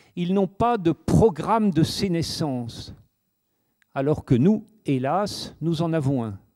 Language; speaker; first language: French; native; French